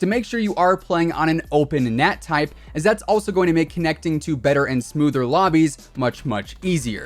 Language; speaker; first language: English; native; English